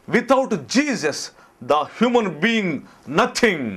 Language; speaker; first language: English; non-native, local second language; Telugu